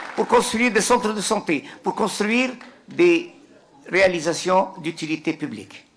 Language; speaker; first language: French; non-native, local second language; Arabic